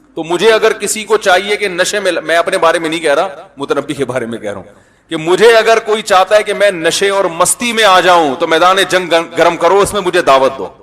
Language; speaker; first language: Urdu; native; Urdu